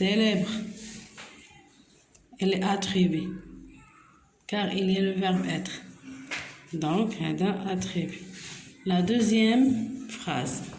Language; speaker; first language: French; non-native, local second language; Arabic